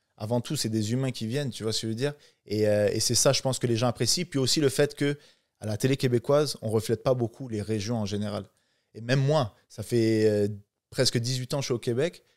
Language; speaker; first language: French; non-native, local second language; Arabic